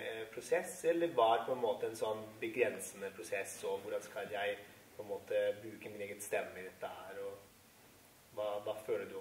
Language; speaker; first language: Norwegian; non-native, fluent; Italian